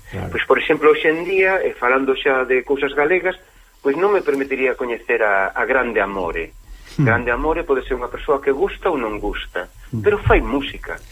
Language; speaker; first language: Galician; native; Galician